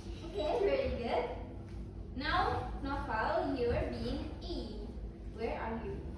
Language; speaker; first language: English; non-native, fluent; Indonesian